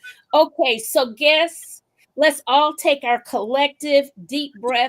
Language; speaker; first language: English; native; English